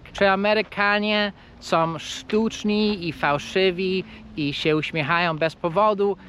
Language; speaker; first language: Polish; non-native, fluent; English